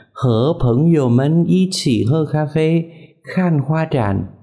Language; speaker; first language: Chinese; non-native, fluent; Vietnamese